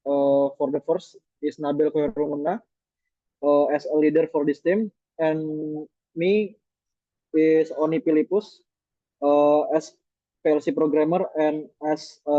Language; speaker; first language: English; non-native, learner; Indonesian